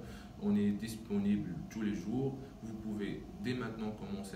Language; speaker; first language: French; non-native, local second language; Arabic